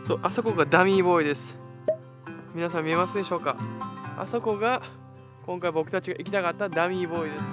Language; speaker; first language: Japanese; native; Japanese